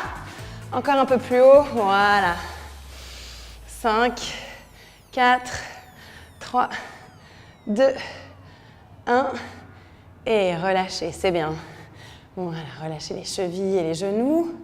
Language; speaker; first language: French; native; French